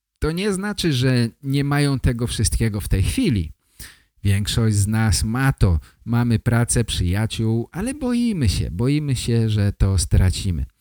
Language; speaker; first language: Polish; native; Polish